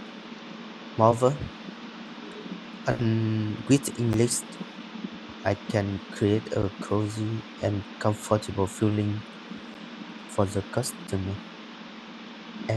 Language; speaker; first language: English; non-native, learner; Vietnamese